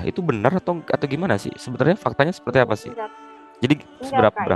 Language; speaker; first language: Indonesian; native; Indonesian